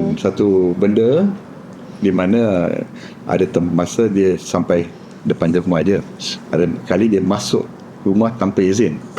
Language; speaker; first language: Malay; non-native, local second language; Tamil